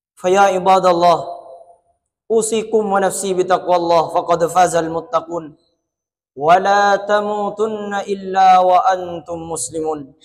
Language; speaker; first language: Malay; non-native, local second language; Madurese